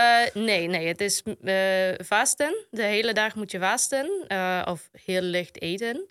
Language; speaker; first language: Dutch; non-native, fluent; Polish